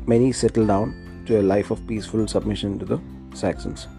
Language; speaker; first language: English; non-native, local second language; Malayalam